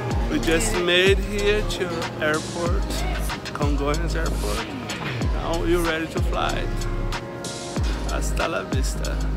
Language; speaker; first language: English; non-native, fluent; Portuguese